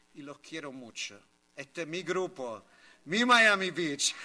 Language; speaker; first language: Spanish; early bilingual, heritage; Spanish